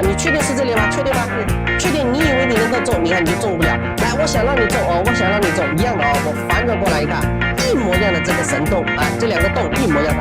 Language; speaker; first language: Chinese; native; Chinese